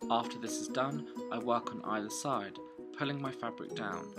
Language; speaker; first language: English; native; English